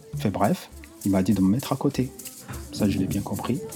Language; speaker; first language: French; non-native, local second language; Kinyarwanda